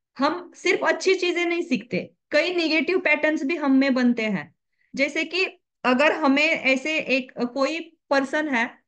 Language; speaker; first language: Hindi; native; Hindi